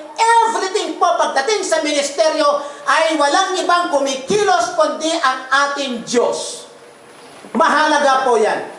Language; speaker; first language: Filipino; non-native, local second language; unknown